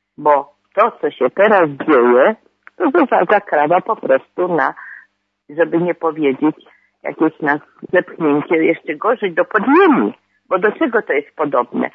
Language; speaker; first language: Polish; native; Polish